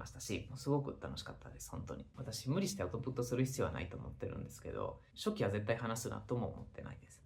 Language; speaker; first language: Japanese; non-native, fluent; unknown